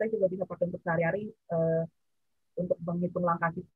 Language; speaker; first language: Indonesian; native; Indonesian